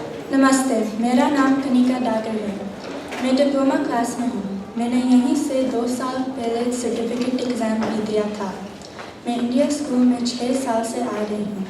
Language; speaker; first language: Hindi; early bilingual, heritage; Hindi